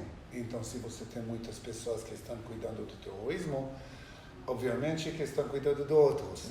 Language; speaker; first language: Portuguese; non-native, learner; Hebrew